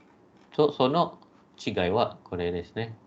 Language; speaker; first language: Japanese; non-native, fluent; Malay